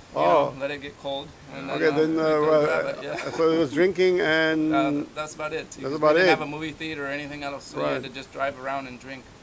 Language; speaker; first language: English; native; English